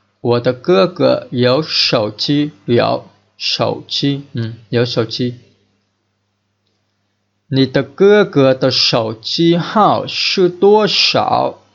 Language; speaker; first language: Chinese; non-native, fluent; Vietnamese